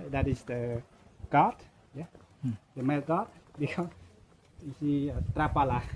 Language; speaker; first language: English; non-native, local second language; Khmer